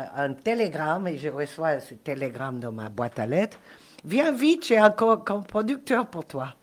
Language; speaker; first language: French; non-native, fluent; Spanish